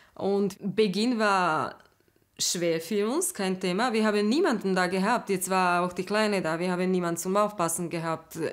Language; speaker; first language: German; non-native, fluent; Slovak